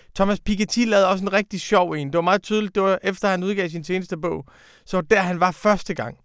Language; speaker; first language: Danish; native; Danish